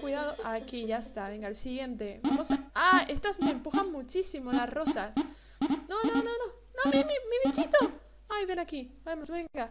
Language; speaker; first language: Spanish; native; Spanish